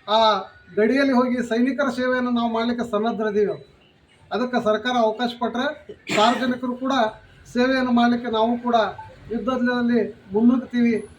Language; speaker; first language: Kannada; native; Kannada